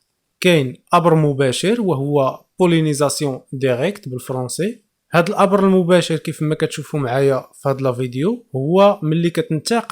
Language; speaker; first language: Arabic; native; Arabic